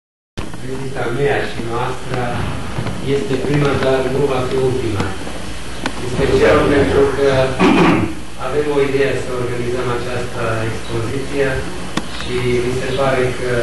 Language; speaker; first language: Romanian; non-native, fluent; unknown